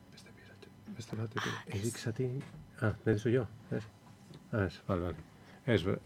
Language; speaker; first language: Basque; native; Basque